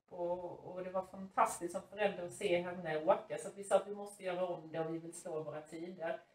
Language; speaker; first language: Swedish; native; Swedish